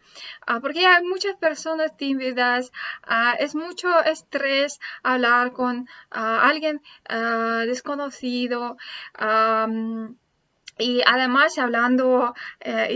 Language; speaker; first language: Spanish; non-native, fluent; Russian